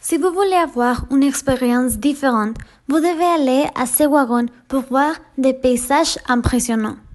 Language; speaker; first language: French; non-native, learner; Spanish